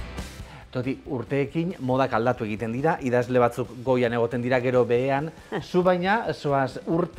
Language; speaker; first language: Basque; native; Basque